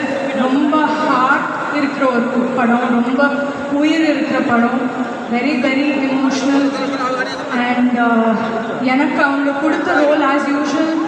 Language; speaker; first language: Tamil; non-native, local second language; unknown